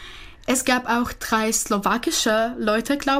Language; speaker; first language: German; non-native, fluent; Czech